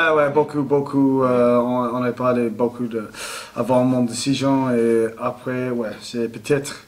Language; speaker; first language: French; non-native, learner; English